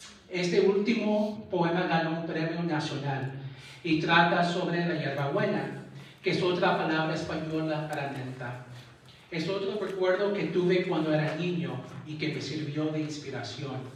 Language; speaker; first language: Spanish; early bilingual, heritage; Spanish